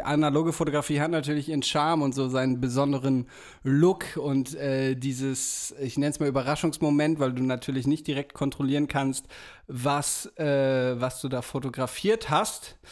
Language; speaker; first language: German; native; German